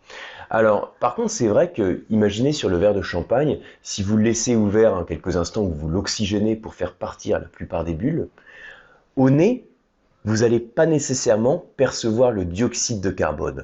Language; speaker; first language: French; native; French